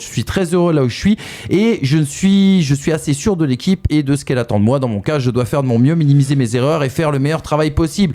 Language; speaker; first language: French; native; French